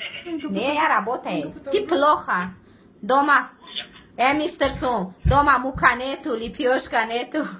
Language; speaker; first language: Russian; non-native, learner; Tajik